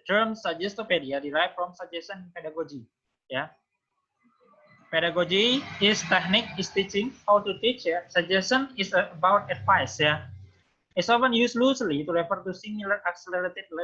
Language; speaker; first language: English; non-native, fluent; Indonesian